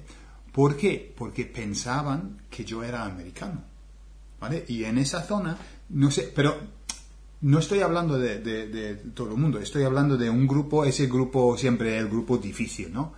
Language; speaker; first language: Spanish; non-native, fluent; English